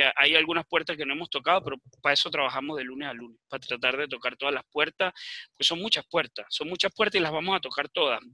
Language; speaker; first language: Spanish; native; Spanish